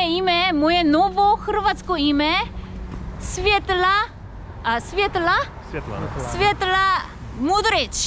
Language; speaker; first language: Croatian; non-native, learner; Korean